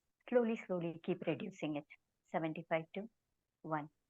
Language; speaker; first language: English; non-native, local second language; Telugu